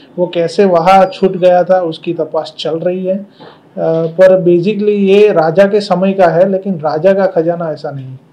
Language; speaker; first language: Hindi; non-native, local second language; Gujarati